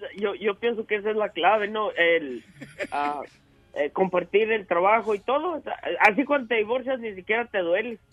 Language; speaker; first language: Spanish; native; Spanish